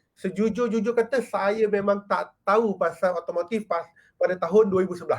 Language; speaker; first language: Malay; native; Malay